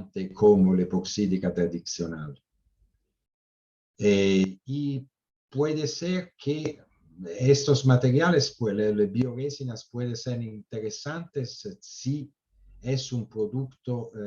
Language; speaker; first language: Spanish; non-native, fluent; Italian